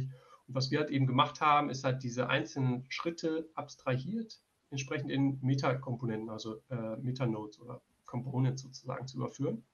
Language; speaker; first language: German; native; German